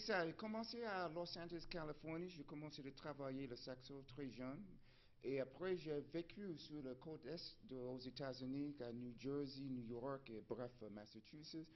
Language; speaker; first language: French; non-native, fluent; English